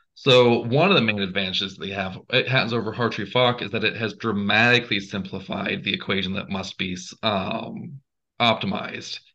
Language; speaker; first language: English; native; English